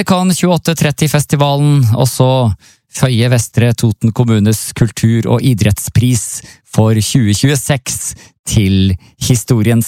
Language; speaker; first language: Norwegian; native; Norwegian